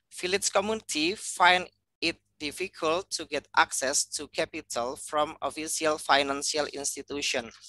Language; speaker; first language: English; non-native, fluent; Indonesian